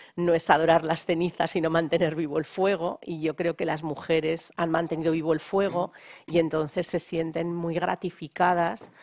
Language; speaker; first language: Spanish; native; Spanish